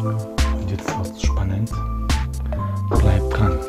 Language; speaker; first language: German; native; German